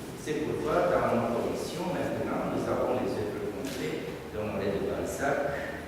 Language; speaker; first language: French; non-native, fluent; Romanian